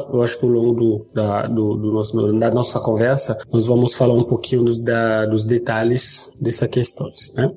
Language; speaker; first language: Portuguese; non-native, fluent; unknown